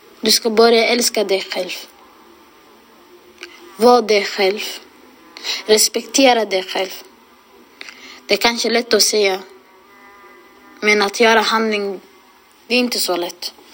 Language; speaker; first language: Swedish; non-native, local second language; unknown